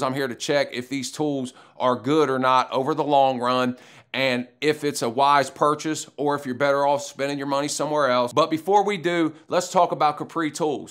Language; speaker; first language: English; native; English